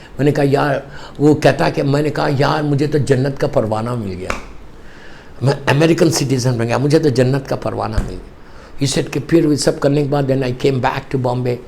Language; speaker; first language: Urdu; native; Urdu